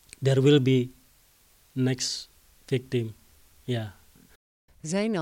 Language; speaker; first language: English; non-native, learner; Indonesian